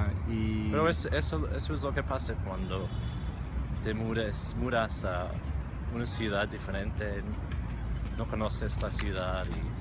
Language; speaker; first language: Spanish; non-native, fluent; English